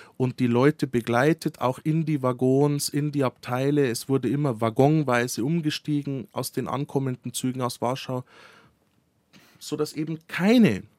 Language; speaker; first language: German; early bilingual, other home language; Slovak